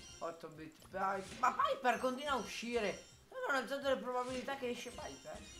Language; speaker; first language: Italian; native; Italian